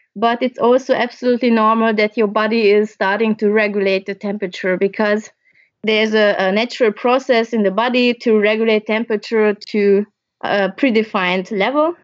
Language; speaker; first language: English; early bilingual, other home language; Hungarian